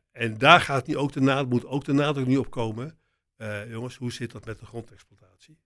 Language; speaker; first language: Dutch; native; Dutch